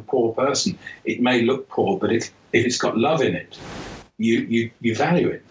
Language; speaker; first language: English; native; English